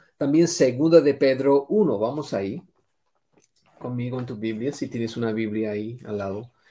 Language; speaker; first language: Spanish; non-native, fluent; English